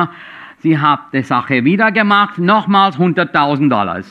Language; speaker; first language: German; non-native, fluent; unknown